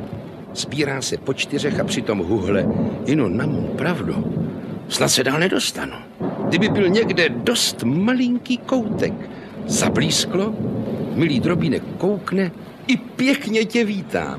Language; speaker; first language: Czech; native; Czech